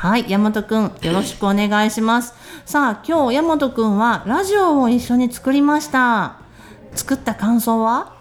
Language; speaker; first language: Japanese; native; Japanese